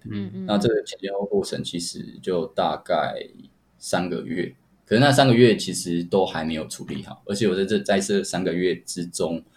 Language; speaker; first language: Chinese; native; Chinese